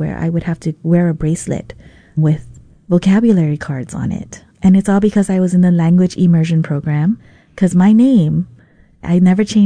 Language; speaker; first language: English; non-native, local second language; Vietnamese